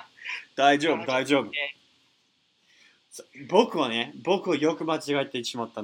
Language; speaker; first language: Japanese; non-native, learner; English